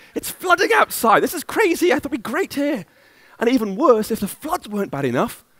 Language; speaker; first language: English; native; English